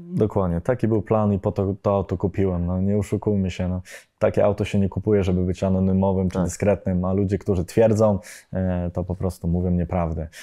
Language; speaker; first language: Polish; early bilingual, heritage; Polish